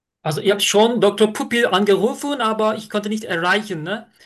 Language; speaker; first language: German; non-native, learner; Turkish